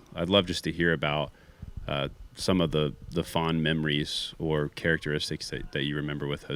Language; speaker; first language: English; native; English